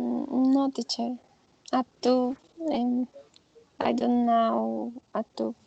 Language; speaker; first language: English; non-native, learner; Spanish